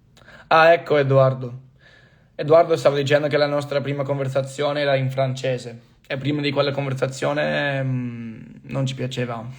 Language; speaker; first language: Italian; non-native, fluent; English